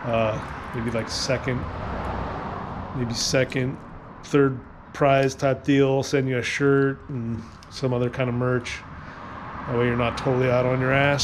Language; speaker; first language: English; native; English